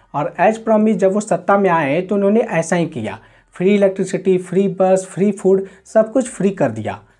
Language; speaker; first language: Hindi; native; Hindi